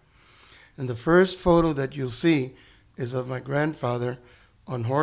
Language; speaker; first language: English; early bilingual, other home language; Spanish